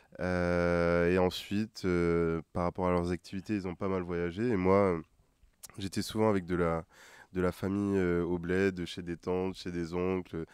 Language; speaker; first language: French; non-native, local second language; Wolof